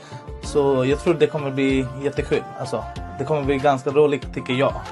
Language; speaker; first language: Swedish; non-native, fluent; Bangla